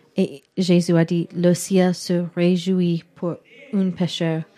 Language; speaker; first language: French; non-native, learner; English